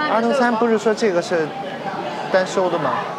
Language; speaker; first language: Chinese; native; Chinese